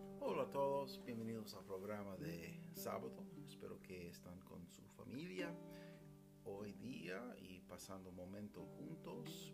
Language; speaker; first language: Spanish; non-native, fluent; English